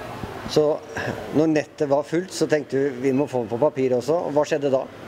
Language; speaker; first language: Norwegian; native; Norwegian